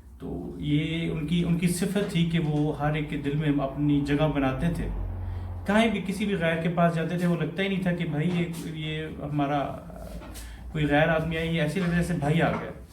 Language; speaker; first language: Urdu; native; Urdu